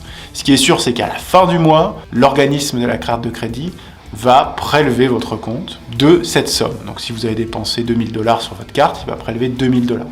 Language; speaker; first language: French; native; French